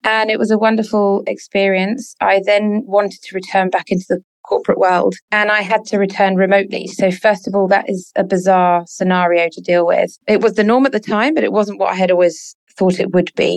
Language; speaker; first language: English; native; English